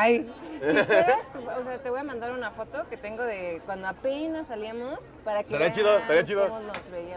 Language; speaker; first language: Spanish; native; Spanish